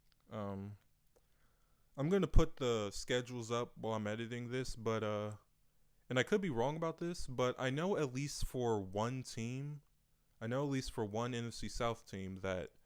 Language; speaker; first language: English; native; English